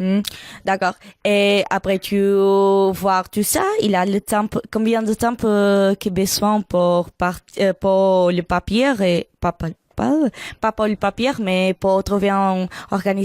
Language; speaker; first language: French; non-native, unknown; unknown